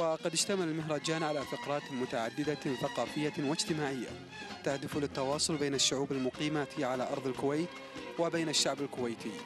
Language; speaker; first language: Arabic; native; Arabic